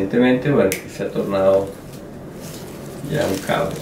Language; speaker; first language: Spanish; native; Spanish